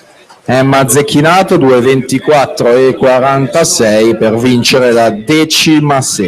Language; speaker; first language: Italian; native; Italian